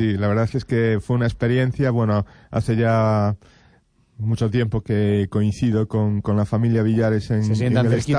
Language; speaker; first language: Spanish; native; Spanish